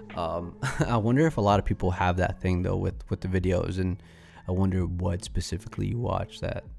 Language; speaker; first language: English; early bilingual, other home language; Spanish